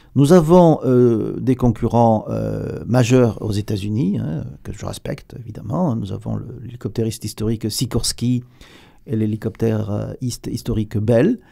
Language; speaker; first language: French; native; French